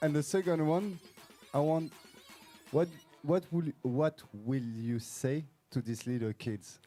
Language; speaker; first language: English; non-native, learner; French